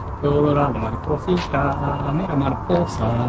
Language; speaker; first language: Spanish; non-native, learner; Japanese